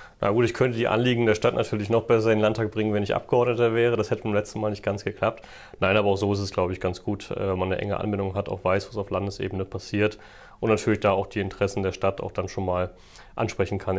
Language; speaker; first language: German; native; German